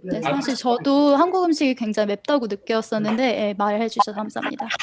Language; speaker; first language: Korean; native; Korean